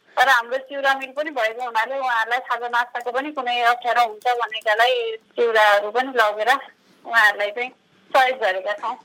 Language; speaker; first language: Nepali; native; Nepali